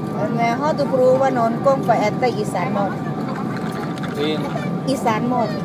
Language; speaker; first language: Swedish; non-native, learner; Thai